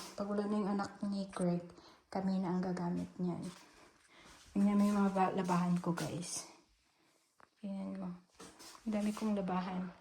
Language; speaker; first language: Filipino; native; Filipino